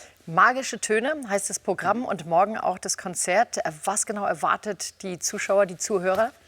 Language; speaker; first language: German; native; German